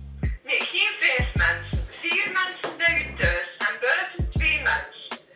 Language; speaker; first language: Dutch; native; Dutch